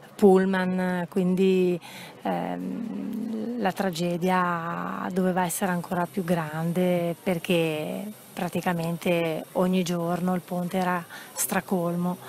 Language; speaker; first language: Italian; native; Italian